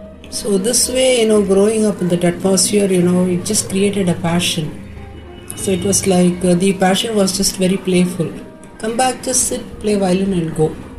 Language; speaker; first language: English; non-native, local second language; Tamil